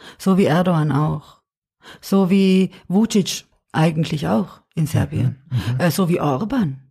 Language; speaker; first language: German; early bilingual, other home language; Serbian